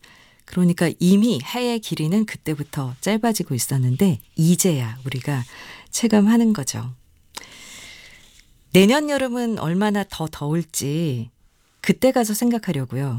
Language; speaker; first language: Korean; native; Korean